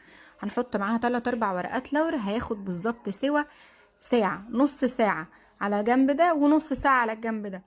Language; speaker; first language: Arabic; native; Arabic